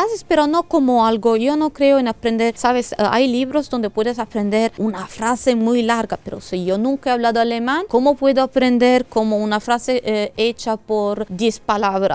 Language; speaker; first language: Spanish; non-native, fluent; Italian